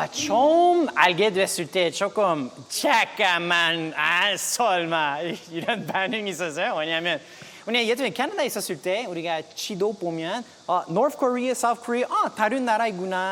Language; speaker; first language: Korean; non-native, learner; French